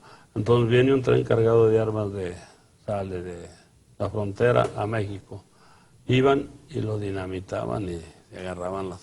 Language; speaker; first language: Spanish; native; Spanish